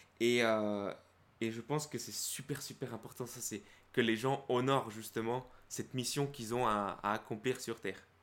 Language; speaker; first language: French; early bilingual, other home language; Spanish